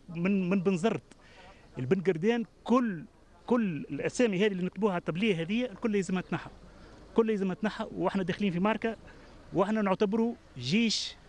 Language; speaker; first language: Arabic; native; Arabic